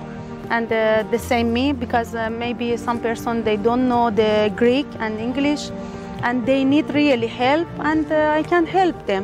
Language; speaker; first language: English; non-native, learner; Persian